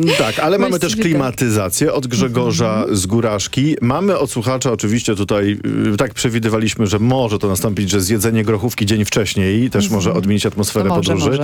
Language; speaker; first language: Polish; native; Polish